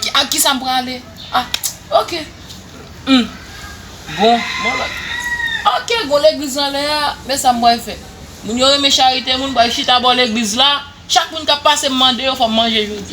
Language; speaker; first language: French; non-native, learner; Haitian Creole